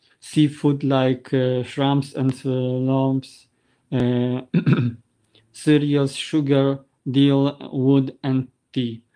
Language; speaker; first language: English; non-native, learner; Polish